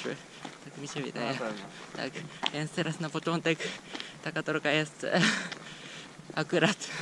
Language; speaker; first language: Polish; non-native, fluent; Japanese